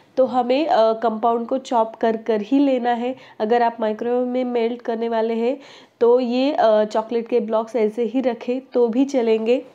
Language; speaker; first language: Hindi; non-native, local second language; Marathi